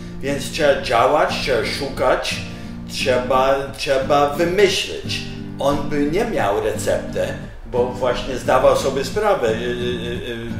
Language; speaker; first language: Polish; non-native, fluent; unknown